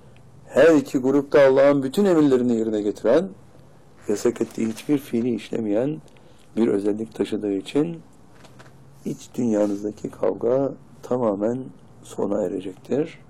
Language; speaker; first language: Turkish; native; Turkish